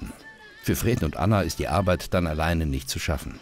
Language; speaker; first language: German; native; German